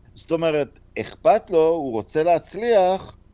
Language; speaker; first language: Hebrew; native; Hebrew